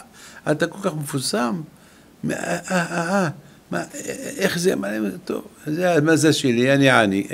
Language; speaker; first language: Hebrew; non-native, fluent; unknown